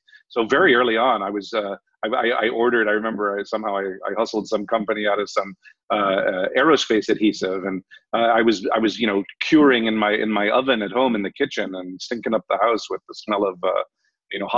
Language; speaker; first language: English; native; English